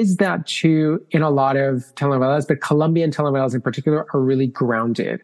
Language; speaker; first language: English; non-native, fluent; Spanish